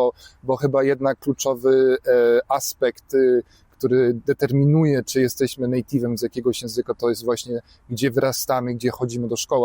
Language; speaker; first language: Polish; early bilingual, heritage; German